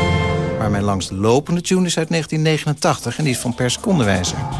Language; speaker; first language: Dutch; native; Dutch